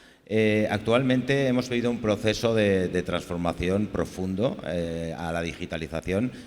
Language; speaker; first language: Spanish; native; Spanish